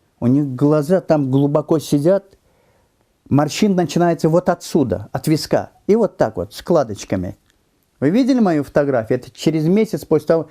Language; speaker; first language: Russian; non-native, local second language; Turkmen